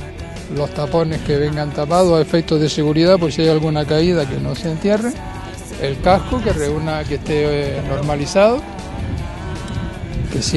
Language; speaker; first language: Spanish; native; Spanish